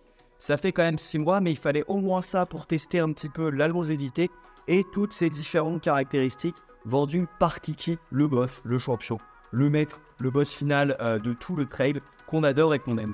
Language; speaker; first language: French; native; French